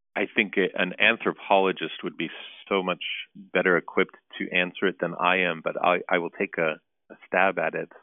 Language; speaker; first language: English; early bilingual, other home language; Turkish